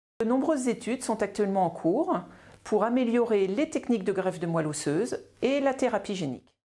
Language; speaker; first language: French; native; French